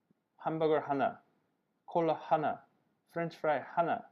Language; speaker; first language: Korean; non-native, fluent; English